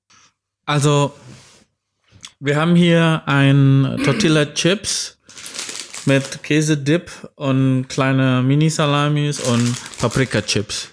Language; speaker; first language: German; non-native, fluent; Indonesian